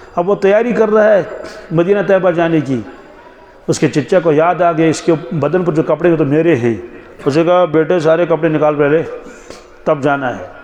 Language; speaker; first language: Urdu; non-native, local second language; Kashmiri